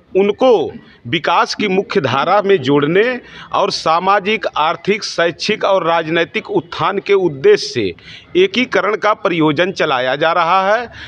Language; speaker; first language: Hindi; native; Hindi